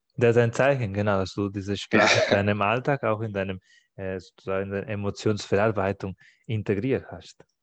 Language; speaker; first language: German; non-native, fluent; Spanish